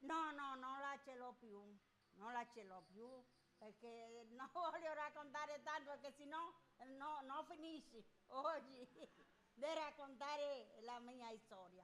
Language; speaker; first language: Italian; non-native, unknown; Spanish